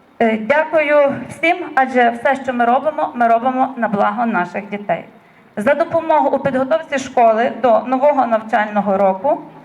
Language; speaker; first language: Ukrainian; native; Ukrainian